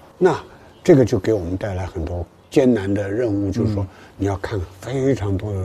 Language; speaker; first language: Chinese; native; Chinese